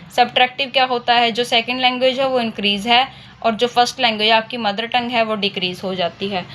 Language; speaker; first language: Hindi; native; Hindi